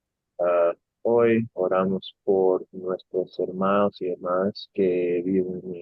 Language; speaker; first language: Spanish; non-native, fluent; English